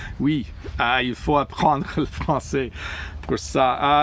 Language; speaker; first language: French; non-native, learner; English